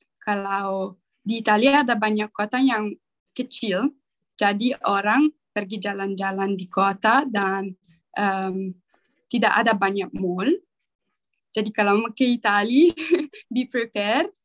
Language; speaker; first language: Indonesian; non-native, learner; Italian